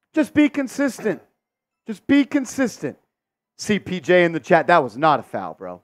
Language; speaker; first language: English; native; English